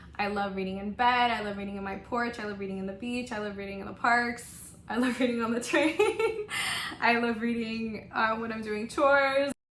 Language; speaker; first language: English; non-native, local second language; Spanish